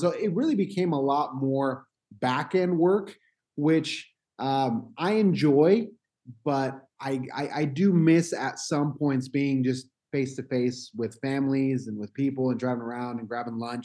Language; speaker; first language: English; native; English